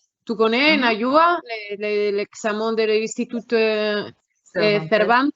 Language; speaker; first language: French; non-native, learner; Spanish